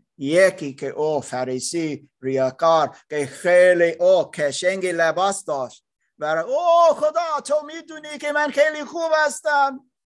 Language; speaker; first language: Persian; non-native, learner; English